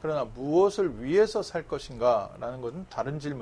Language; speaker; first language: Korean; native; Korean